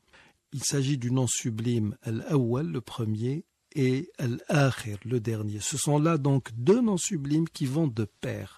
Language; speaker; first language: French; non-native, local second language; Arabic